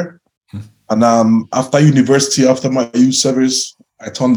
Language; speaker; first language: English; non-native, local second language; Igbo